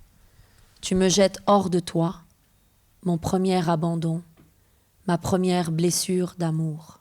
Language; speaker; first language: French; early bilingual, other home language; Persian